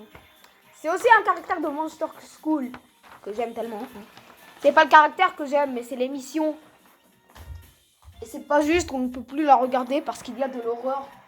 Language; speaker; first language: French; native; French